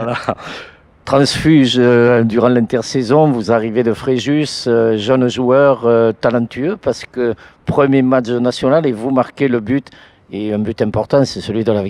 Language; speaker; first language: French; native; French